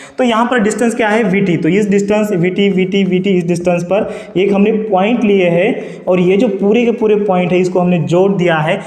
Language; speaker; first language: Hindi; non-native, local second language; Marathi